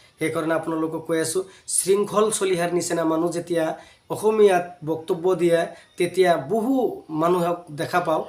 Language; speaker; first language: Assamese; non-native, local second language; Bangla